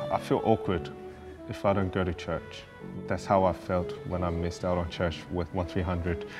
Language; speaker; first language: English; early bilingual, other home language; Korean